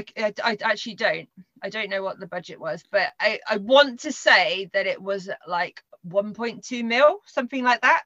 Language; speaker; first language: English; native; English